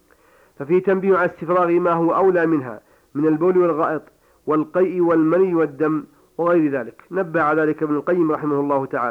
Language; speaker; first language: Arabic; native; Arabic